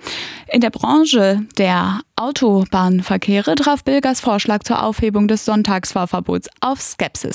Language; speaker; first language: German; native; German